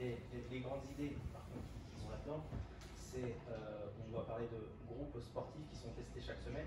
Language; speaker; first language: French; native; French